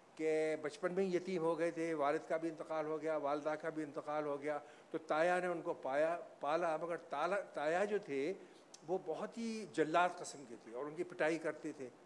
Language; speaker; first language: Urdu; native; Urdu